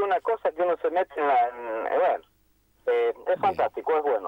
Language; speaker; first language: Spanish; native; Spanish